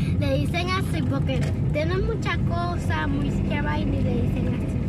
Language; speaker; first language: Spanish; early bilingual, other home language; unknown